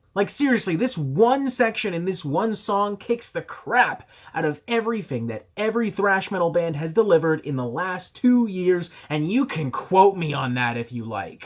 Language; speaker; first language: English; native; English